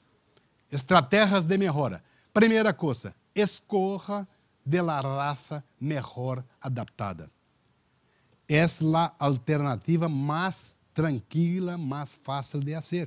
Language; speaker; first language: Spanish; non-native, learner; Portuguese